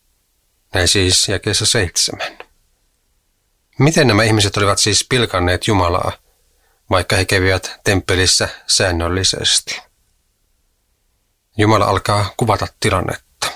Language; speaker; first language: Finnish; native; Finnish